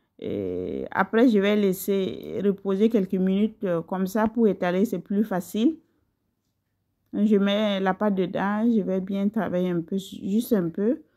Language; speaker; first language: French; non-native, local second language; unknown